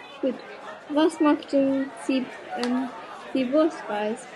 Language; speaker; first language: German; non-native, learner; English